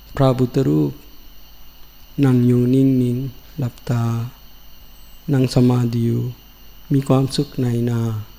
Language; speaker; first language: Thai; non-native, learner; Sinhala